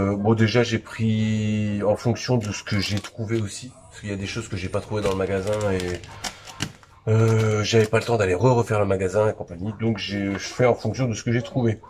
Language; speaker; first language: French; native; French